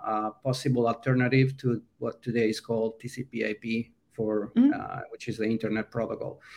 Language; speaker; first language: English; non-native, fluent; Italian